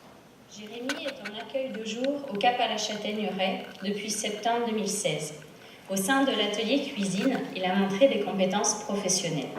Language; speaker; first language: French; native; French